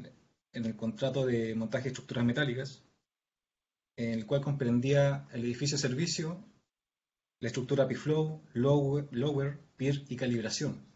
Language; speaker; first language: Spanish; native; Spanish